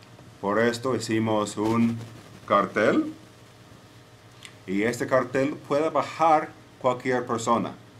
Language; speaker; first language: Spanish; non-native, fluent; English